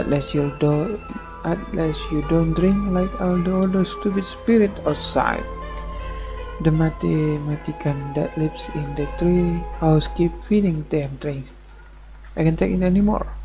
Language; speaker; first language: English; non-native, learner; Indonesian